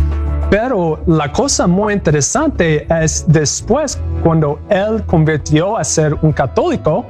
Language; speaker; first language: Spanish; non-native, learner; English